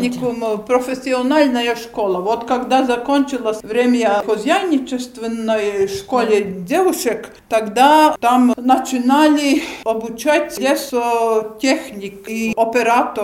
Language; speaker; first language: Russian; non-native, local second language; Latvian